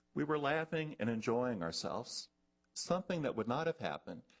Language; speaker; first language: English; native; English